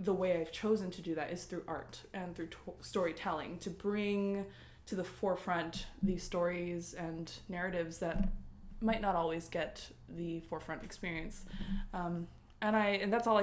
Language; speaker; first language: English; early bilingual, other home language; Spanish